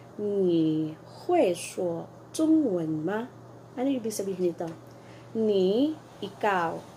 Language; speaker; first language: Filipino; native; Filipino